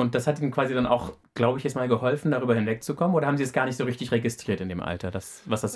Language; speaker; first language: German; native; German